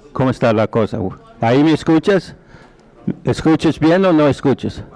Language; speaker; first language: Spanish; non-native, fluent; English